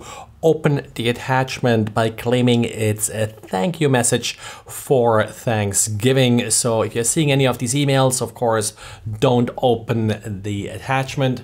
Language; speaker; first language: English; non-native, fluent; German